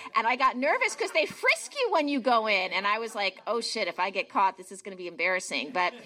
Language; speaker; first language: English; native; English